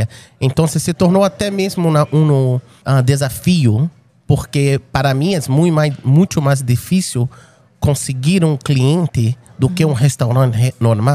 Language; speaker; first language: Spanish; non-native, fluent; Portuguese